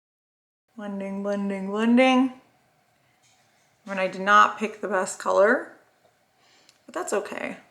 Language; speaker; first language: English; native; English